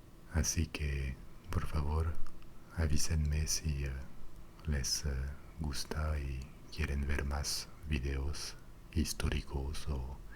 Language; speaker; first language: Spanish; non-native, fluent; French